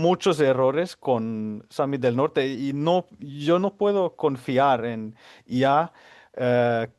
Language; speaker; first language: Spanish; non-native, fluent; Finnish